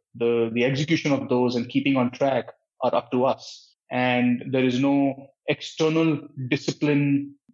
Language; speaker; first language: English; non-native, local second language; Hindi